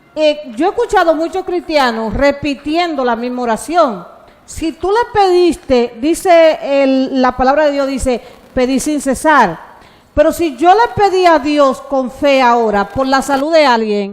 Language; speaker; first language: Spanish; native; Spanish